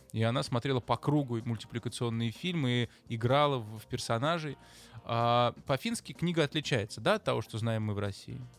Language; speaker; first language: Russian; native; Russian